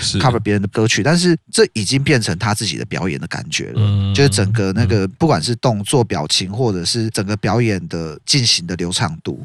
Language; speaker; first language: Chinese; native; Chinese